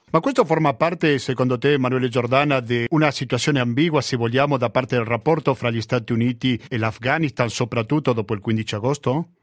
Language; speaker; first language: Italian; native; Italian